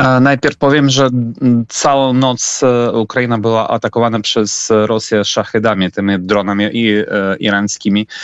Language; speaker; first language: Polish; non-native, fluent; Ukrainian